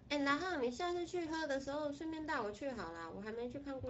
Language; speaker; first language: Chinese; native; Chinese